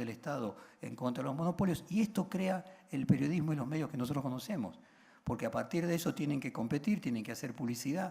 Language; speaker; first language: Spanish; native; Spanish